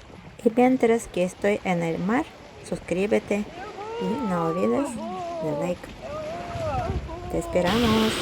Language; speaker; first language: Spanish; non-native, fluent; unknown